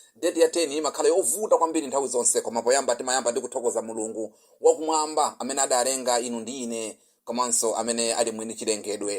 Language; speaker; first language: Nyanja; non-native, local second language; Yao